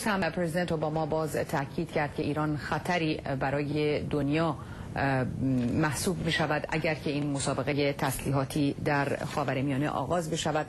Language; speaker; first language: Persian; native; Persian